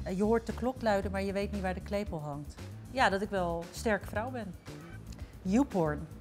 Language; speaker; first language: Dutch; early bilingual, other home language; Turkish